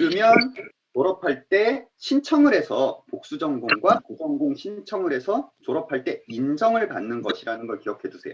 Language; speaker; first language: Korean; native; Korean